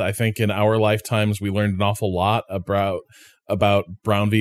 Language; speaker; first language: English; native; English